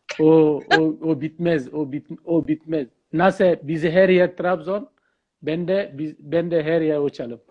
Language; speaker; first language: Turkish; non-native, learner; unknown